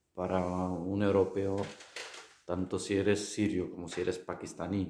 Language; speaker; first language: Spanish; non-native, fluent; Arabic